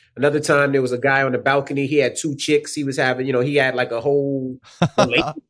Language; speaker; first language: English; native; English